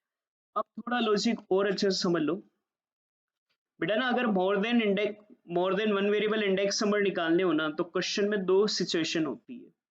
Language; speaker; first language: Hindi; native; Hindi